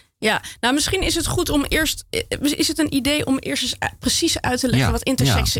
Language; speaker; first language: Dutch; native; Dutch